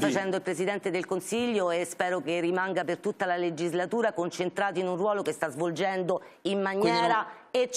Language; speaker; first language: Italian; native; Italian